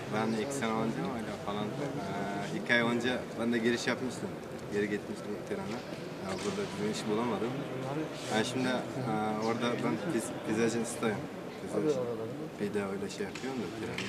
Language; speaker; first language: Turkish; non-native, learner; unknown